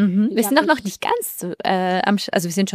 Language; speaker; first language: German; native; German